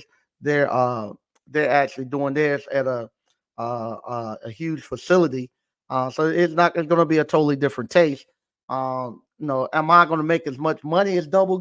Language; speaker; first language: English; native; English